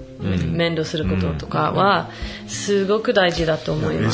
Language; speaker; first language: Japanese; non-native, fluent; English